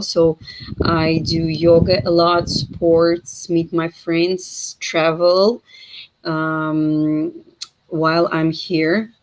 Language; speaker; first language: English; non-native, fluent; Russian